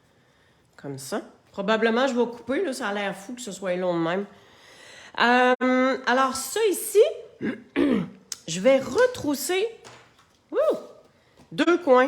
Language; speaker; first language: French; native; French